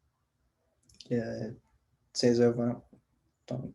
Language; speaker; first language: French; non-native, learner; English